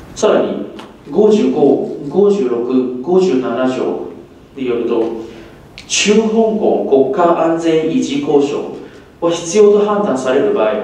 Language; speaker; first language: Japanese; non-native, fluent; Cantonese